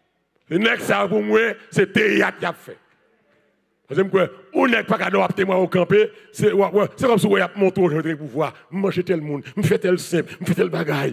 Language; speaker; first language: French; non-native, learner; Haitian Creole